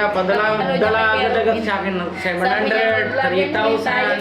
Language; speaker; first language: Filipino; non-native, learner; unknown